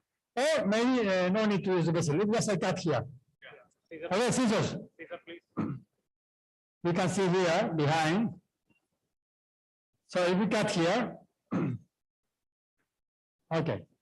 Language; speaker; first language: English; non-native, fluent; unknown